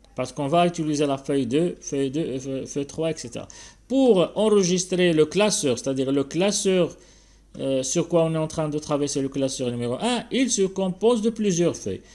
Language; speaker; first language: French; non-native, local second language; Arabic